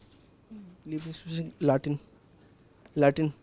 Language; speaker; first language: German; non-native, learner; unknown